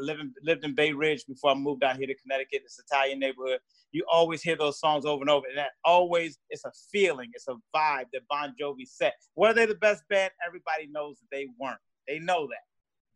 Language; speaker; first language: English; native; English